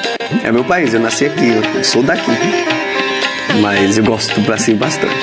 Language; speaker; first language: Portuguese; non-native, fluent; Hindi